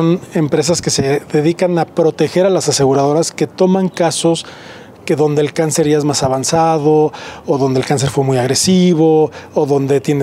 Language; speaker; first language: Spanish; native; Spanish